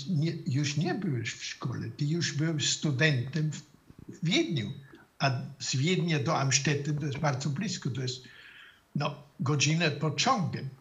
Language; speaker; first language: Polish; non-native, fluent; German